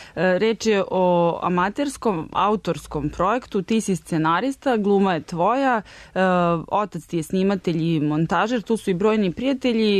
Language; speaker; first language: Serbian; native; Serbian